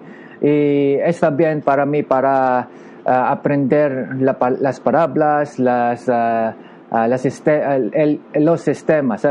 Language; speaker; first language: Spanish; non-native, learner; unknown